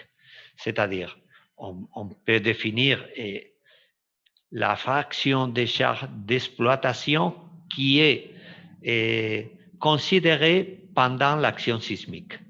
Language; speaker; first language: French; non-native, fluent; Spanish